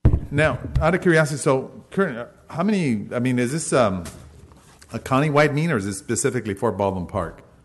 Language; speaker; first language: English; native; English